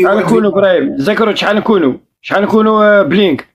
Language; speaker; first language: Arabic; native; Arabic